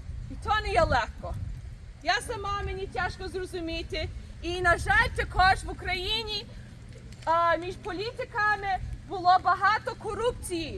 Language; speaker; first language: Ukrainian; early bilingual, heritage; Ukrainian